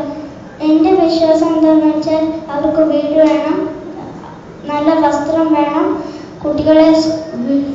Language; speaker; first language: Malayalam; early bilingual, heritage; Malayalam